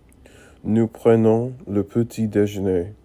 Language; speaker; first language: French; non-native, learner; English